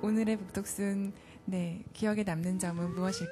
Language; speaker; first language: Korean; native; Korean